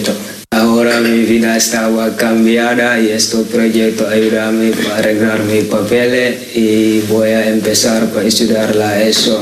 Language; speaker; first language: Spanish; non-native, learner; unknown